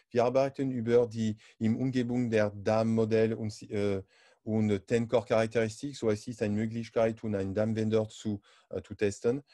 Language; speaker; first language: German; non-native, learner; French